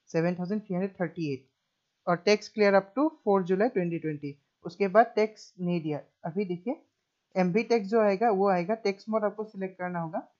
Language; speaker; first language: Hindi; non-native, local second language; Assamese